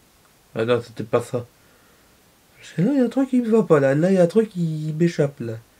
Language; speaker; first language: French; native; French